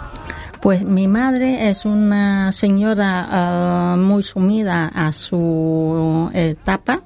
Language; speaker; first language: Spanish; non-native, learner; Khmer